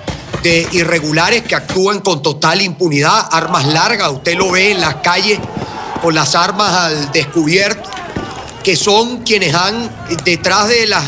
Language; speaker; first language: Spanish; native; Spanish